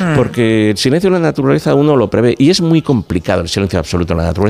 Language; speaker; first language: Spanish; native; Spanish